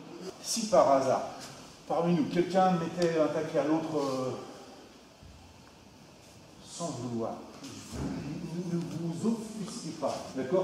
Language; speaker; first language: French; native; French